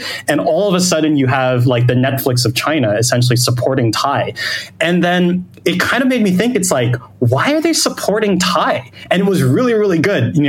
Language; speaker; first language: English; non-native, fluent; Thai